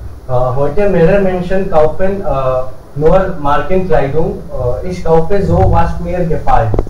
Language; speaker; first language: German; non-native, learner; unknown